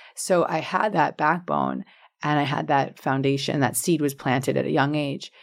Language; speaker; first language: English; native; English